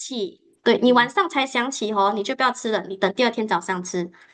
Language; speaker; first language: Chinese; native; Chinese